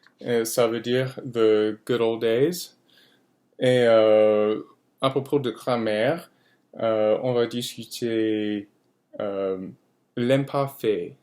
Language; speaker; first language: French; non-native, fluent; English